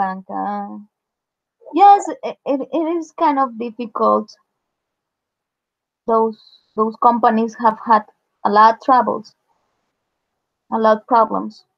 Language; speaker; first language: English; non-native, fluent; Spanish